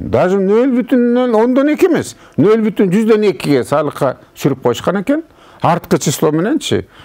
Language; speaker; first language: Kyrgyz; native; Kyrgyz